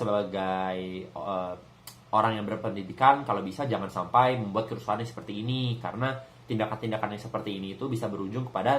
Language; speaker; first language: Indonesian; native; Indonesian